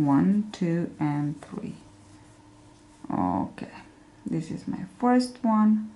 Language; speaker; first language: English; non-native, fluent; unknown